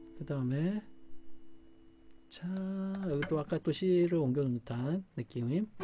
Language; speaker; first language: Korean; native; Korean